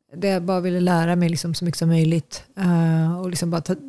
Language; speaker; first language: Swedish; early bilingual, other home language; Tigrinya